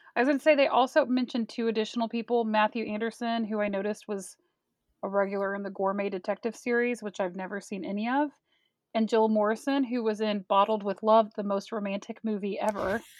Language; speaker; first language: English; native; English